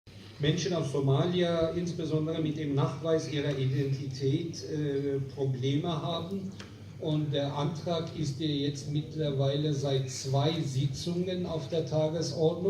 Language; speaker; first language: German; native; German